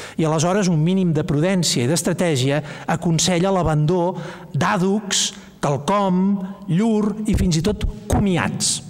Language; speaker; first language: Catalan; native; Catalan